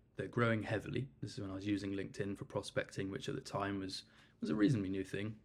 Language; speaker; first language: English; native; English